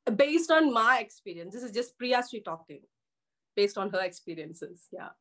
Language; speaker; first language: English; non-native, local second language; Telugu